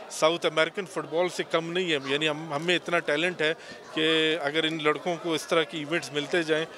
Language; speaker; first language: Urdu; non-native, local second language; Baluchi